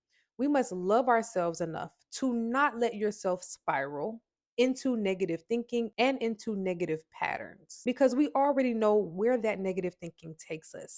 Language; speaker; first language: English; native; English